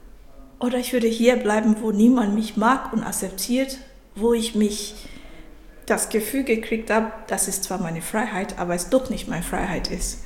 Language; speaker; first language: German; non-native, fluent; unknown